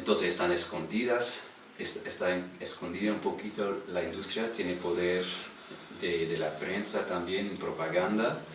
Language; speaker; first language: Spanish; non-native, fluent; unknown